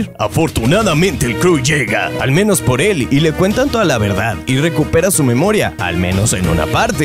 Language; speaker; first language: Spanish; native; Spanish